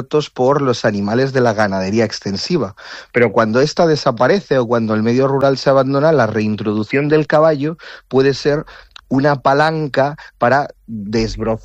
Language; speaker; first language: Catalan; non-native, local second language; Galician